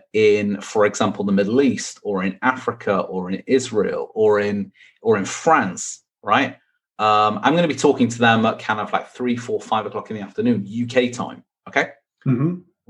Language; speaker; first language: English; native; English